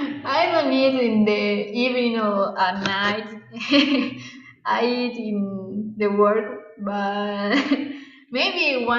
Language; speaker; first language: English; non-native, learner; Spanish